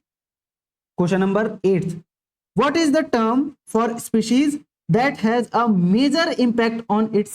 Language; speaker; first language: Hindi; native; Hindi